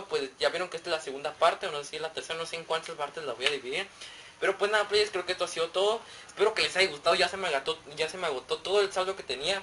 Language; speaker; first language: Spanish; native; Spanish